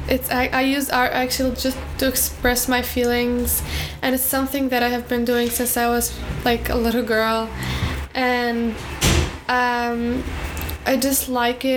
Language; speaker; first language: English; early bilingual, other home language; Arabic